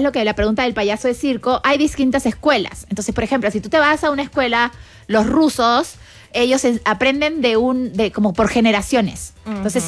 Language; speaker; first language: Spanish; native; Spanish